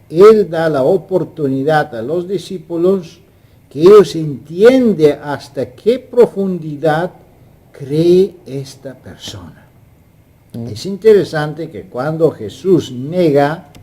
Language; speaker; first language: Spanish; non-native, fluent; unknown